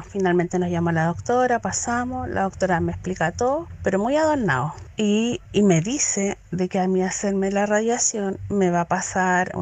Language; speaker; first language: Spanish; native; Spanish